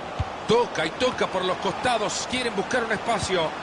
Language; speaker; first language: Spanish; native; Spanish